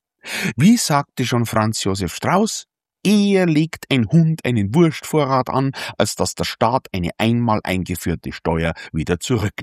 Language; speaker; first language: German; native; German